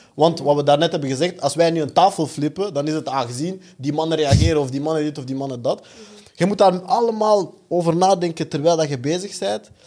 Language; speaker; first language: Dutch; early bilingual, other home language; French